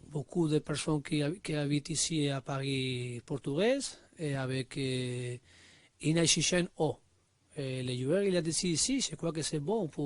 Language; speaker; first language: French; non-native, learner; Spanish